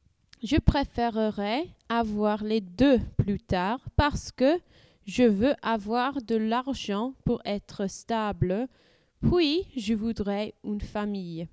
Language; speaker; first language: French; non-native, learner; English